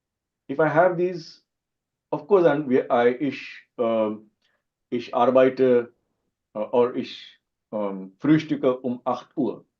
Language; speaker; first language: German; non-native, fluent; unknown